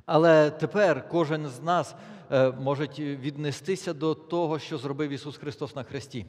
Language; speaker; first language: Polish; non-native, learner; Ukrainian